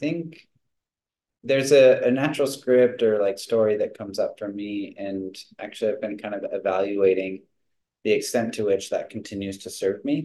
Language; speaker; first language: English; native; English